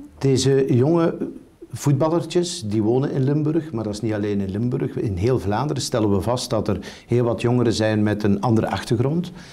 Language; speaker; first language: Dutch; native; Dutch